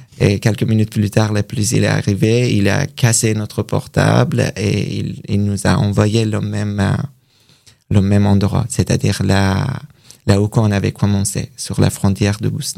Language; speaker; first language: French; non-native, learner; Persian